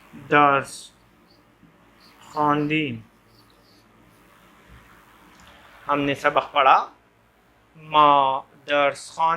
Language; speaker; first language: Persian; non-native, fluent; Urdu